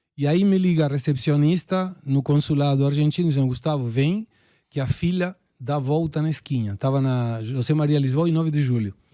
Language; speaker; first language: Portuguese; non-native, fluent; Spanish